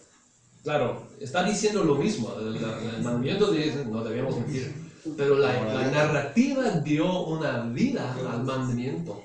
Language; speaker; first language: Spanish; non-native, fluent; English